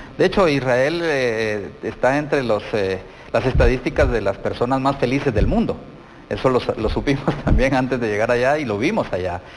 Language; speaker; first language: Spanish; native; Spanish